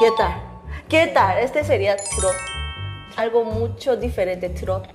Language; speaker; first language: Spanish; non-native, learner; Korean